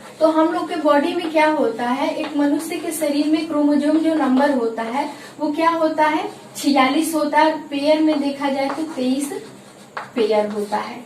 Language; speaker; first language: Hindi; native; Hindi